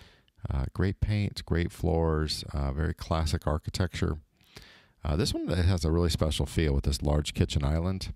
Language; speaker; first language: English; native; English